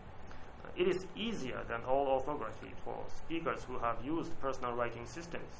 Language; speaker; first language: English; non-native, learner; Japanese